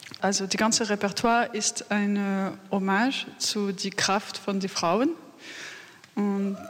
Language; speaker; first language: German; non-native, learner; French